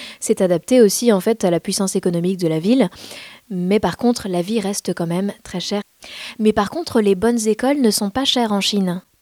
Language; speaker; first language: French; native; French